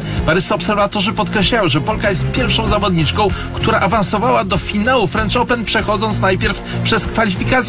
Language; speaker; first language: Polish; native; Polish